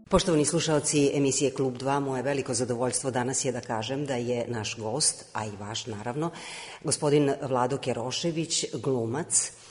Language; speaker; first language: Croatian; native; Croatian